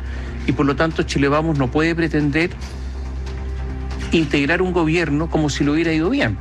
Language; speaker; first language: Spanish; native; Spanish